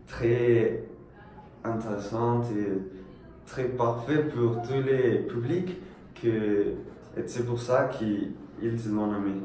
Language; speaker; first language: French; non-native, learner; Spanish